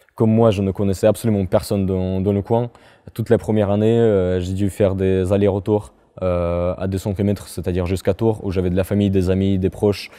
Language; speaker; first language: French; non-native, fluent; Chechen